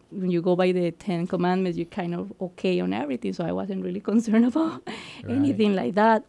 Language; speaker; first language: English; non-native, fluent; Spanish